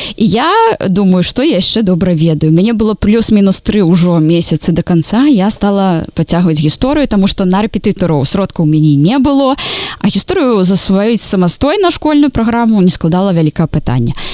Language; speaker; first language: Belarusian; native; Belarusian